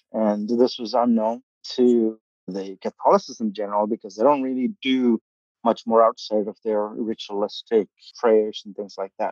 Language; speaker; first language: English; non-native, local second language; Malayalam